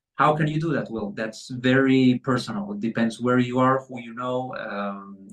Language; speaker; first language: English; non-native, fluent; Spanish